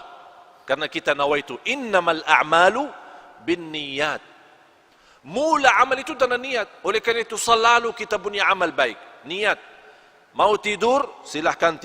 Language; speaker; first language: Indonesian; non-native, fluent; Arabic